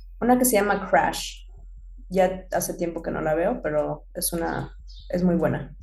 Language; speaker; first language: Spanish; early bilingual, heritage; Spanish